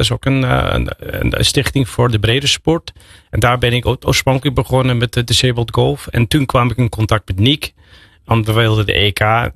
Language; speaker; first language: Dutch; non-native, fluent; English